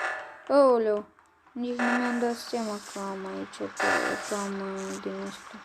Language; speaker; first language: Romanian; native; Romanian